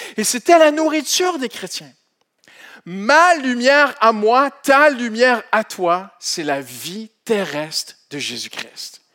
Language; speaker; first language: French; native; French